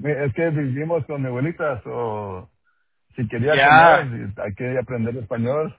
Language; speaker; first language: Spanish; non-native, local second language; English